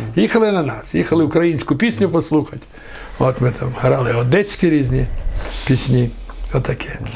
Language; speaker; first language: Ukrainian; native; Ukrainian